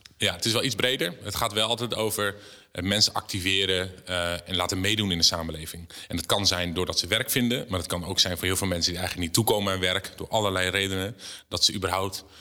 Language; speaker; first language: Dutch; native; Dutch